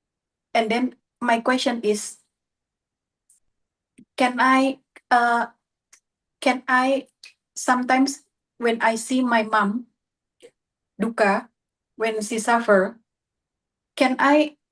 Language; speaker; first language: English; non-native, learner; Indonesian